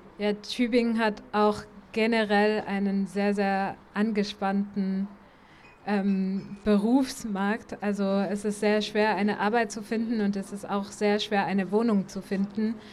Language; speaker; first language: German; native; German